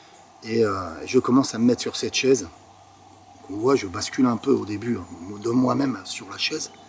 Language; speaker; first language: French; native; French